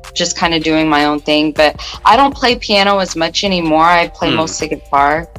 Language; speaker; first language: English; native; English